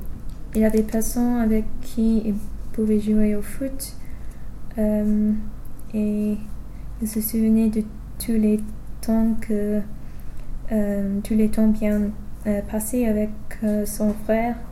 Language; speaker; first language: French; non-native, fluent; English